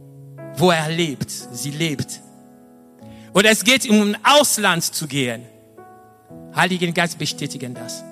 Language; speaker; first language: German; non-native, fluent; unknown